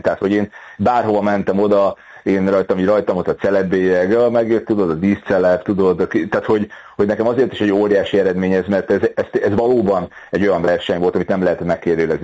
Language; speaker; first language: Hungarian; native; Hungarian